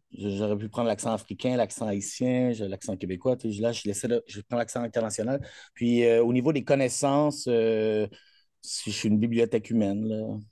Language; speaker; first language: French; non-native, fluent; Spanish